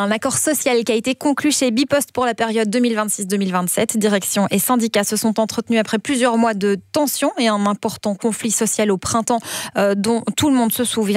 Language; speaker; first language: French; native; French